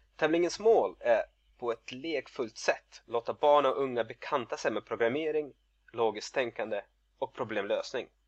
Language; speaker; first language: Swedish; non-native, fluent; Russian